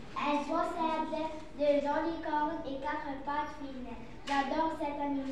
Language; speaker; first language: French; non-native, learner; Arabic